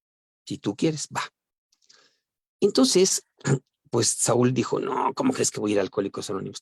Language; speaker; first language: Spanish; native; Spanish